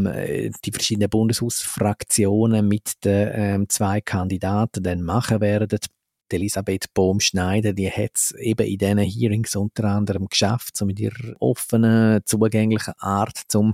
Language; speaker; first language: German; native; German